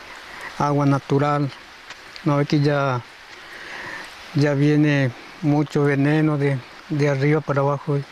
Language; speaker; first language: Spanish; non-native, local second language; Guarani